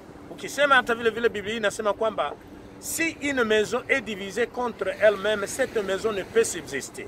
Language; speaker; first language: French; non-native, local second language; Swahili